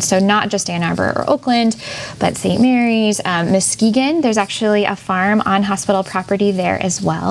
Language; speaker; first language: English; native; English